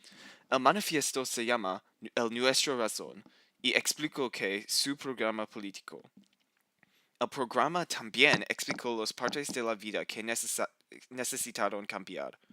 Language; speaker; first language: Spanish; non-native, learner; English